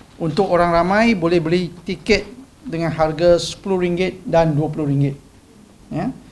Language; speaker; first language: Malay; non-native, local second language; Chinese